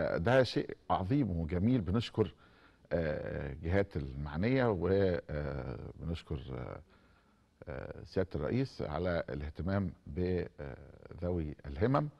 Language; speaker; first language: Arabic; native; Arabic